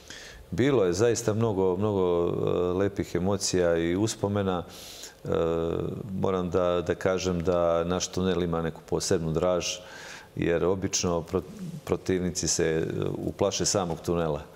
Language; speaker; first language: Serbian; native; Serbian